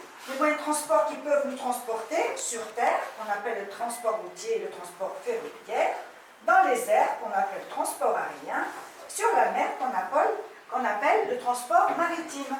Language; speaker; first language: French; non-native, local second language; Arabic